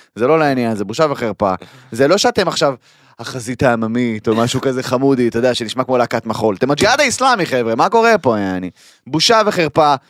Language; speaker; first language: Hebrew; native; Hebrew